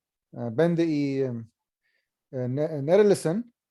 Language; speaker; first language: Turkish; non-native, learner; Urdu